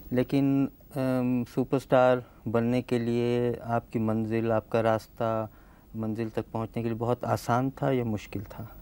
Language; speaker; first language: Hindi; native; Hindi